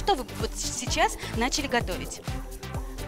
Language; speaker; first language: Russian; native; Russian